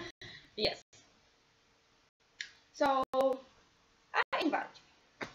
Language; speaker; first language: English; non-native, learner; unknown